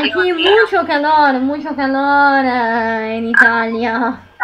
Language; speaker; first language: Spanish; non-native, learner; Italian